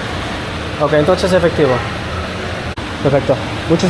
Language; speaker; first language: Spanish; non-native, learner; English